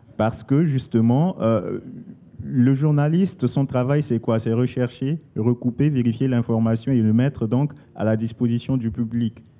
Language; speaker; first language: French; non-native, local second language; Sango